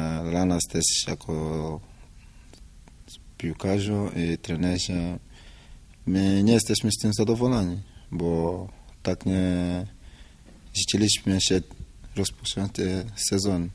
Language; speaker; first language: Polish; non-native, learner; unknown